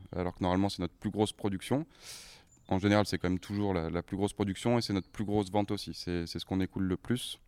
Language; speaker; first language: French; native; French